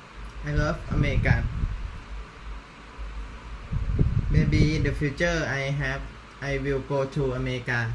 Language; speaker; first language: English; non-native, learner; Thai